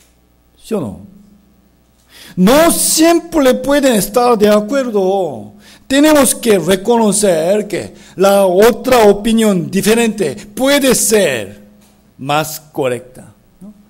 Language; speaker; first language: Spanish; non-native, fluent; Korean